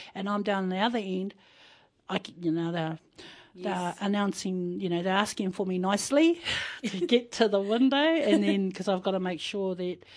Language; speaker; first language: English; native; English